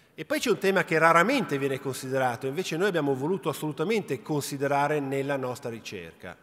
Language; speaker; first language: Italian; native; Italian